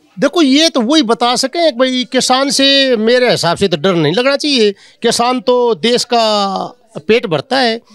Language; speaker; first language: Hindi; native; Hindi